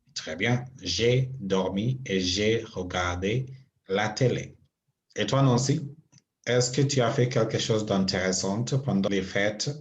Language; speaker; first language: French; non-native, fluent; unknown